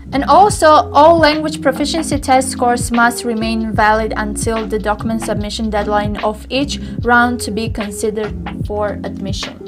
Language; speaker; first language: English; non-native, fluent; Tajik